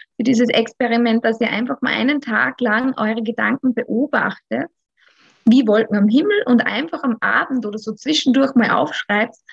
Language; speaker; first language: German; native; German